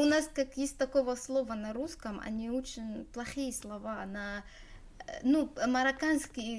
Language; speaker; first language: Russian; non-native, learner; Arabic